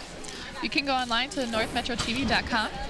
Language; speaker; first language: English; native; English